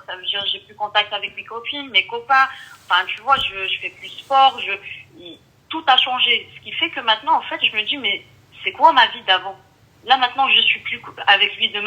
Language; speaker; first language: French; early bilingual, other home language; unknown